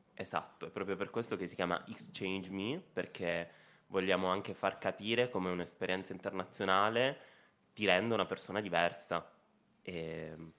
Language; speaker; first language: Italian; native; Italian